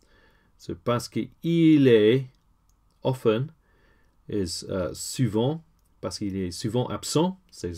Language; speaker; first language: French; non-native, learner; English